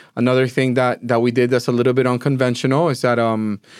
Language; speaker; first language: English; early bilingual, other home language; Spanish